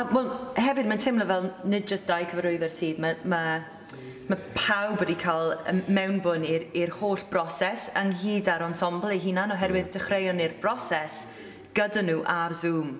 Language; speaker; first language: Welsh; native; Welsh